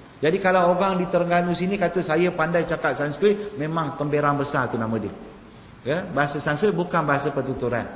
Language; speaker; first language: Malay; non-native, local second language; Tamil